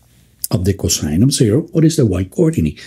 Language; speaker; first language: English; non-native, fluent; Spanish